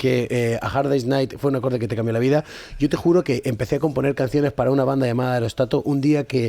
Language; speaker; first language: Spanish; native; Spanish